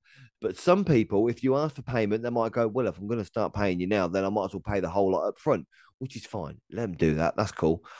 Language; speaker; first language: English; native; English